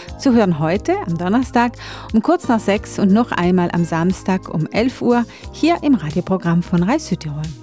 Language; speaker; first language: German; native; German